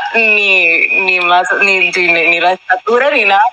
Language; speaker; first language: Spanish; early bilingual, heritage; Spanish